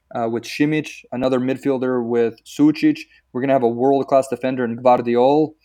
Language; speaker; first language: English; early bilingual, other home language; Croatian